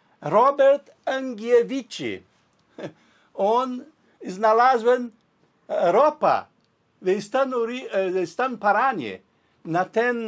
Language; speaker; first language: Polish; non-native, learner; Portuguese